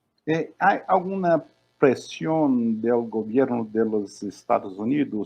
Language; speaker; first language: Spanish; non-native, learner; Portuguese